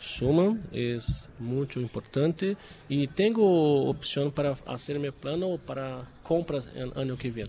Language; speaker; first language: Spanish; non-native, learner; Portuguese